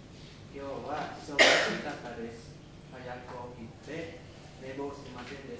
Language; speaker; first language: Japanese; non-native, learner; Indonesian